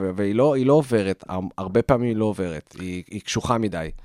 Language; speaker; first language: Hebrew; native; Hebrew